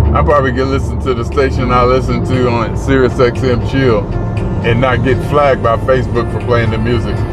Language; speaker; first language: English; native; English